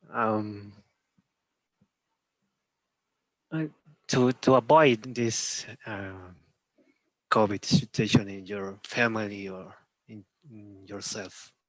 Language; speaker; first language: English; non-native, learner; Spanish